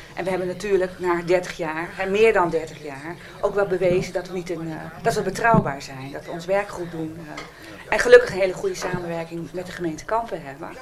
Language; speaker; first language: Dutch; native; Dutch